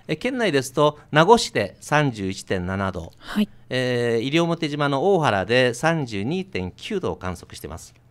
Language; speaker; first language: Japanese; native; Japanese